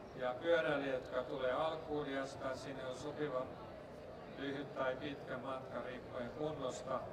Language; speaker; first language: Finnish; native; Finnish